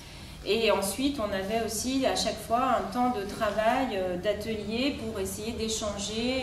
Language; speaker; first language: French; native; French